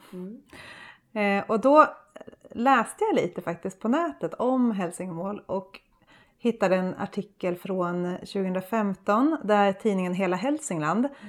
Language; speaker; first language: Swedish; native; Swedish